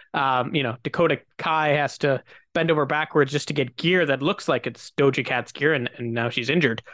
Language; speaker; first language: English; native; English